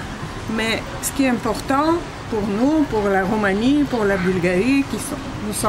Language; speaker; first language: French; non-native, fluent; Bulgarian